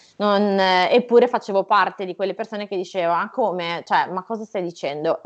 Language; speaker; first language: Italian; native; Italian